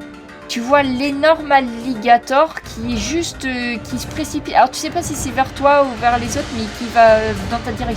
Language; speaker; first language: French; native; French